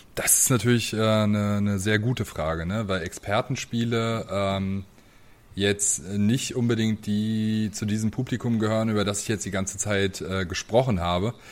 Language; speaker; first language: German; native; German